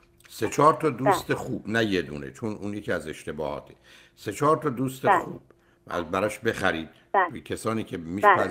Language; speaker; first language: Persian; native; Persian